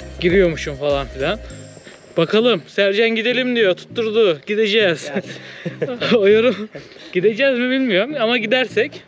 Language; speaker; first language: Turkish; native; Turkish